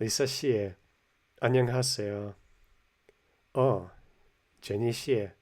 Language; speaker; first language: Korean; non-native, learner; English